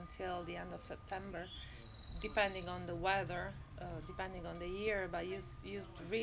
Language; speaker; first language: English; non-native, fluent; Italian